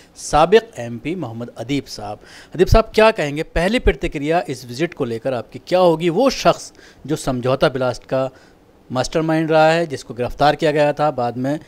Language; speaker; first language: Urdu; native; Urdu